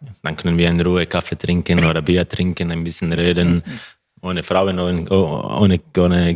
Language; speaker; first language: German; non-native, learner; Croatian